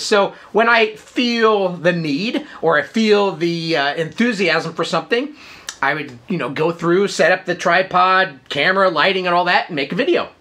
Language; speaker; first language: English; native; English